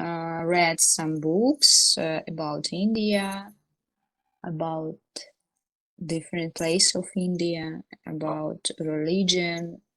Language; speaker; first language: English; non-native, learner; Russian